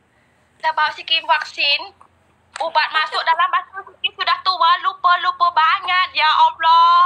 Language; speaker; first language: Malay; non-native, learner; Vietnamese